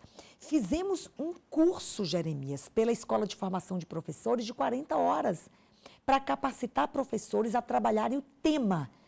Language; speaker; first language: Portuguese; native; Portuguese